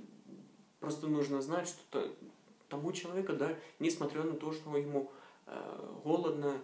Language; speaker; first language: Russian; non-native, fluent; Norwegian